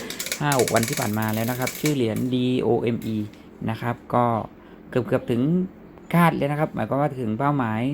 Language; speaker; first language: Thai; native; Thai